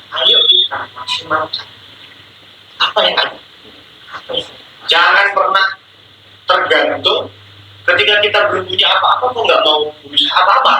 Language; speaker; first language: Indonesian; native; Indonesian